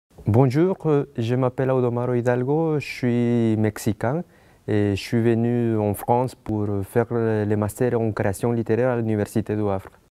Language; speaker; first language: French; non-native, fluent; Spanish